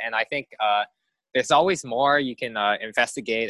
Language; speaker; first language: English; non-native, local second language; Cantonese